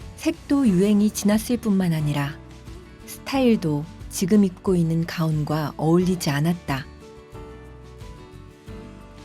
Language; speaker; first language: Korean; native; Korean